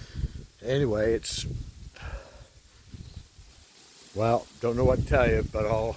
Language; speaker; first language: English; native; English